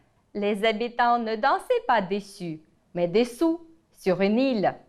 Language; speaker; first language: French; non-native, fluent; Ukrainian